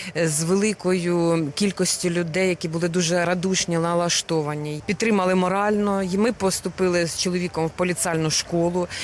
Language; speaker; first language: Ukrainian; native; Ukrainian